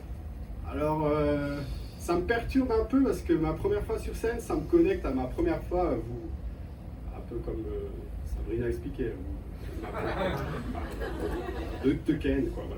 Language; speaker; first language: French; native; French